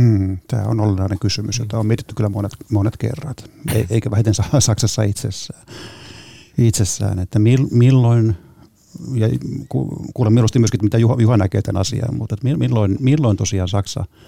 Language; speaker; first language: Finnish; native; Finnish